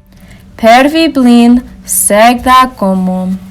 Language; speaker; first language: Russian; non-native, learner; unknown